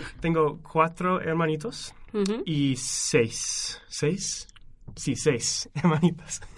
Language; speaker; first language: Spanish; non-native, fluent; English